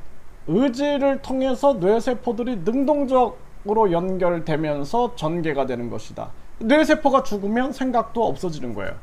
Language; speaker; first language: Korean; native; Korean